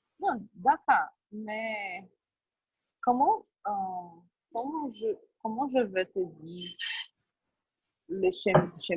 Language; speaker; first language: French; non-native, learner; Portuguese